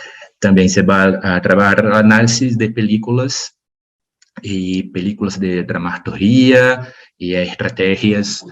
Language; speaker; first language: Spanish; non-native, learner; Portuguese